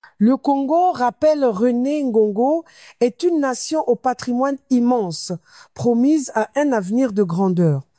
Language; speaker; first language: French; non-native, local second language; Lingala